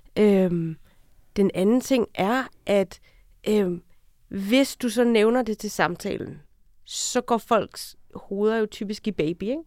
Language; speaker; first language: Danish; native; Danish